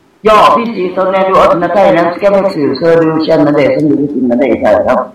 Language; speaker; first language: Swedish; non-native, fluent; Thai